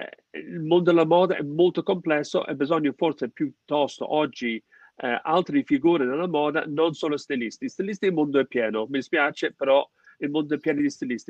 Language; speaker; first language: Italian; non-native, fluent; English